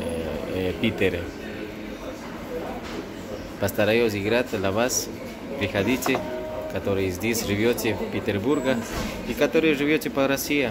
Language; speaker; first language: Russian; non-native, learner; Spanish